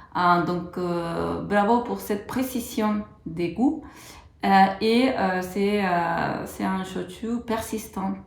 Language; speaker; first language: French; non-native, fluent; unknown